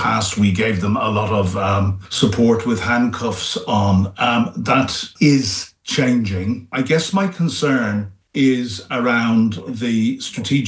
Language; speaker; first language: English; native; English